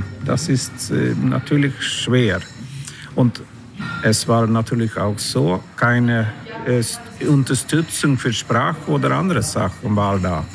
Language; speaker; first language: German; non-native, learner; Swedish